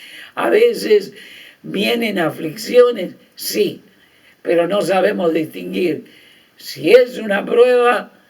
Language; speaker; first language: Spanish; native; Spanish